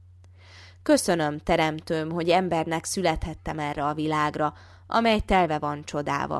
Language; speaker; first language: Hungarian; native; Hungarian